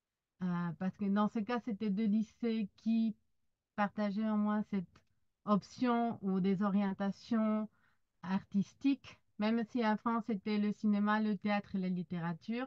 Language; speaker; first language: French; non-native, fluent; Spanish